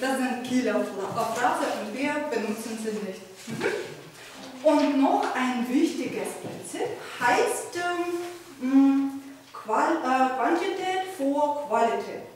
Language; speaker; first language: German; non-native, fluent; Ukrainian